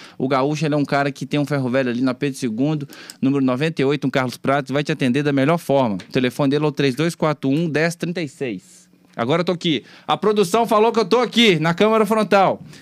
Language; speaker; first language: Portuguese; native; Portuguese